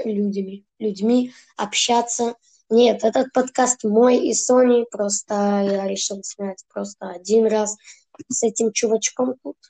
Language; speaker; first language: Russian; early bilingual, heritage; Russian